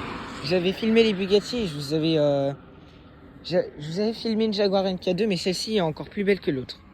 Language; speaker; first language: French; native; French